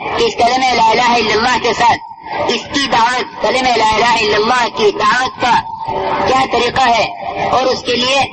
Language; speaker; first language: Urdu; native; Urdu